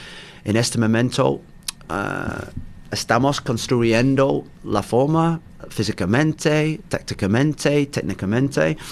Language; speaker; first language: Spanish; non-native, learner; English